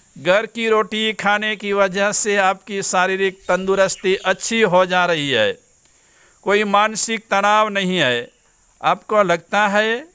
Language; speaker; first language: Hindi; non-native, local second language; Gujarati